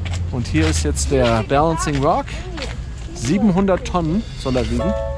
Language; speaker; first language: German; native; German